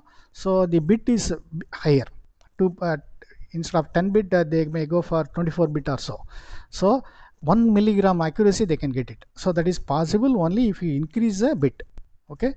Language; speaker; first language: English; non-native, local second language; Tamil